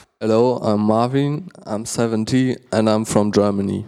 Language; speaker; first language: English; non-native, learner; German